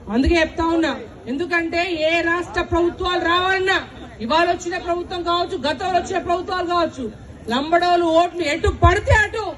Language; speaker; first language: Telugu; non-native, local second language; Lambadi